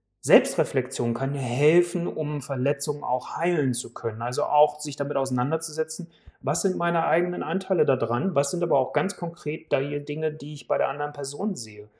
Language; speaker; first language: German; native; German